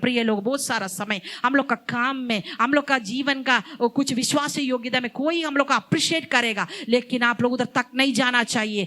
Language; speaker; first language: Hindi; non-native, local second language; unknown